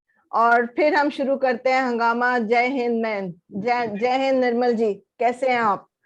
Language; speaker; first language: Hindi; native; Hindi